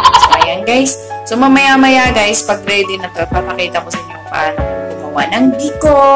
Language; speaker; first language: Filipino; non-native, local second language; Cebuano